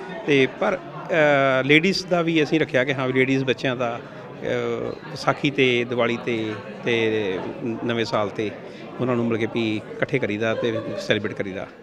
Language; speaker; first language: Punjabi; native; Punjabi